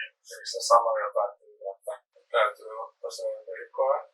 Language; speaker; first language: Finnish; non-native, learner; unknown